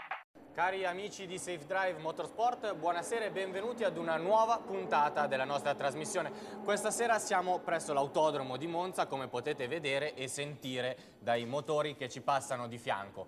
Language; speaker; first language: Italian; native; Italian